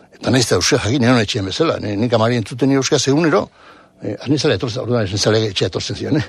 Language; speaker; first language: Basque; non-native, local second language; Spanish